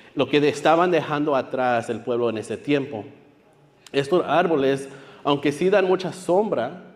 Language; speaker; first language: Spanish; early bilingual, heritage; Spanish